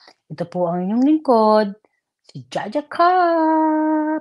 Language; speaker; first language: Filipino; native; Filipino